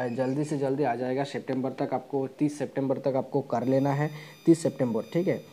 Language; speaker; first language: Hindi; non-native, local second language; Bangla